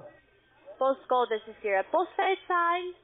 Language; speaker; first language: German; non-native, learner; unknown